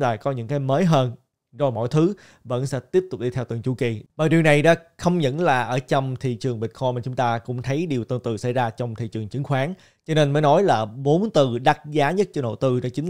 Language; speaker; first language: Vietnamese; native; Vietnamese